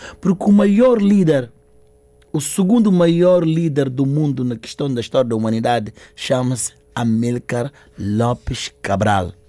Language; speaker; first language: Portuguese; non-native, local second language; Upper Guinea Crioulo